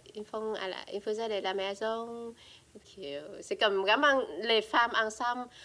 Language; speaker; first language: French; non-native, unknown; Vietnamese